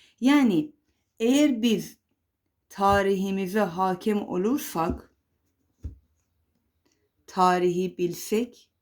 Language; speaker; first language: Turkish; non-native, fluent; Persian